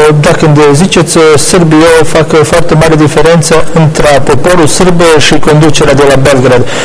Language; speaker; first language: Romanian; early bilingual, heritage; Romanian